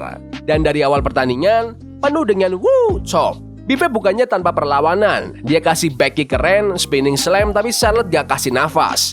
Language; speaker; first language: Indonesian; native; Indonesian